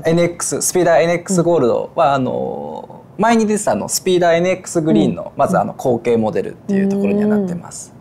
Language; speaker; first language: Japanese; native; Japanese